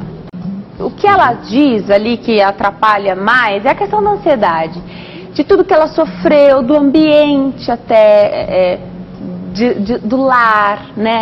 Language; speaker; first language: Portuguese; native; Portuguese